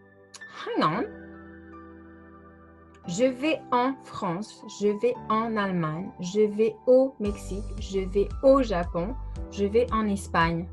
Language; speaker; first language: French; non-native, fluent; English